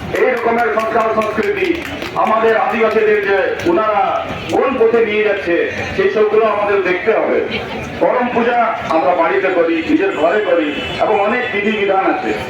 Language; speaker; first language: Bangla; non-native, local second language; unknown